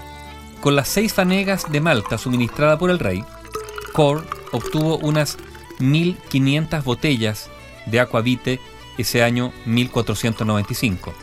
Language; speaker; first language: Spanish; native; Spanish